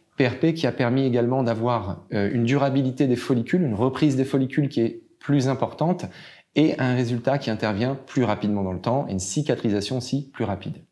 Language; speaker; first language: French; native; French